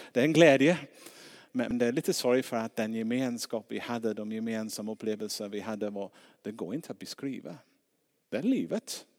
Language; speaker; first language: Swedish; non-native, fluent; English